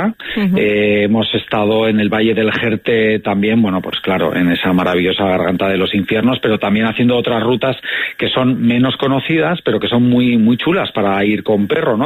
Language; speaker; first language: Spanish; native; Spanish